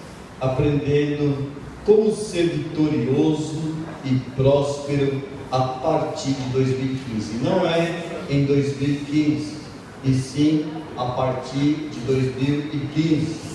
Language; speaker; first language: Portuguese; native; Portuguese